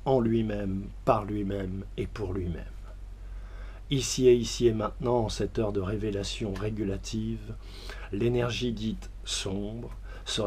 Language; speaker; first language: French; native; French